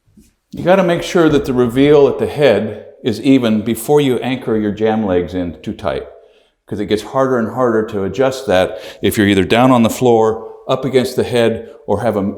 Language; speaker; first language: English; native; English